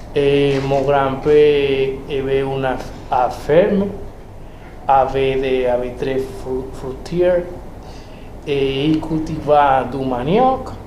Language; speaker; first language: French; non-native, learner; Spanish